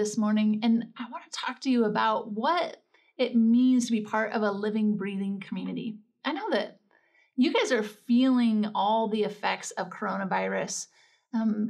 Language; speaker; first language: English; native; English